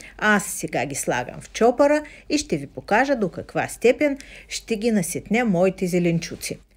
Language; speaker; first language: Bulgarian; non-native, fluent; Russian